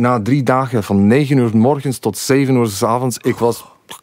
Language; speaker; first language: Dutch; non-native, fluent; English